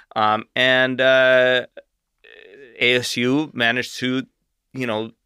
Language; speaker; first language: English; native; English